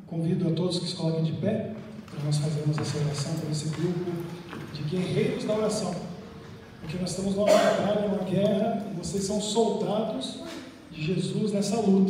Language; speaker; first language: Portuguese; native; Portuguese